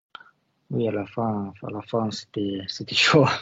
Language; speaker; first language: French; non-native, learner; Russian